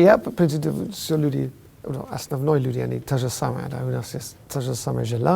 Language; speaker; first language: Russian; non-native, fluent; English